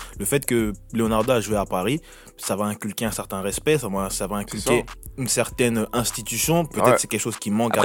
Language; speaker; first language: French; native; French